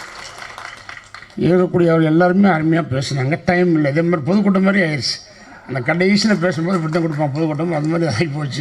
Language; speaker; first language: Tamil; native; Tamil